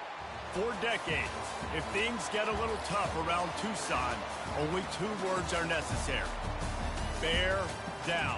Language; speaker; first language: English; native; English